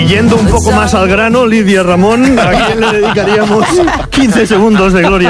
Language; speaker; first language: Spanish; native; Spanish